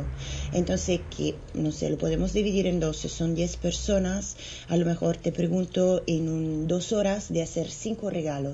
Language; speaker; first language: Spanish; non-native, fluent; Italian